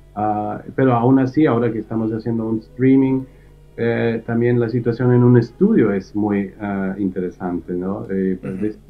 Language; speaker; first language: Spanish; early bilingual, heritage; German